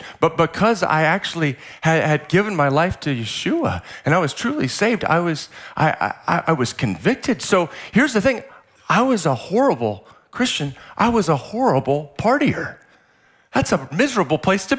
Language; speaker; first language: English; native; English